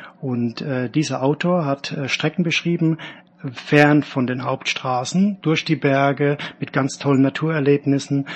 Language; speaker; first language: German; native; German